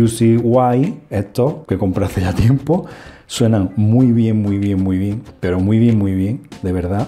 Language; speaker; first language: Spanish; native; Spanish